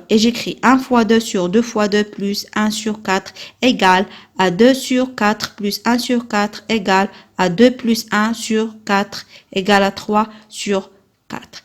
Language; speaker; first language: French; non-native, local second language; Arabic